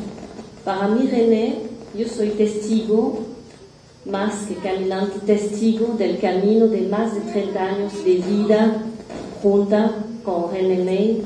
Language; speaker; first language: Spanish; non-native, fluent; French